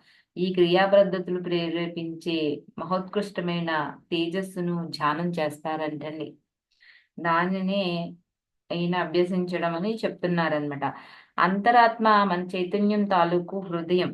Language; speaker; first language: Telugu; native; Telugu